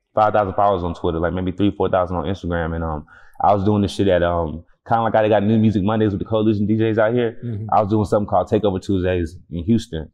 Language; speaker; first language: English; native; English